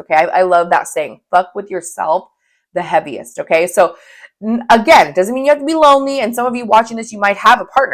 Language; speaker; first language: English; native; English